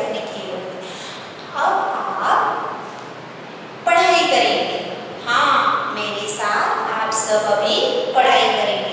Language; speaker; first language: Hindi; native; Hindi